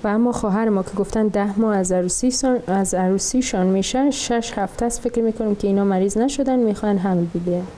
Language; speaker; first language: Persian; native; Persian